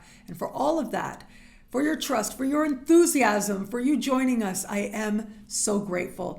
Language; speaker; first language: English; native; English